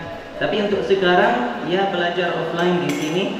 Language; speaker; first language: Indonesian; non-native, fluent; Arabic